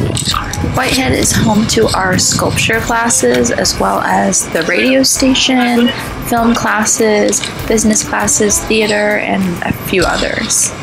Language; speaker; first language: English; native; English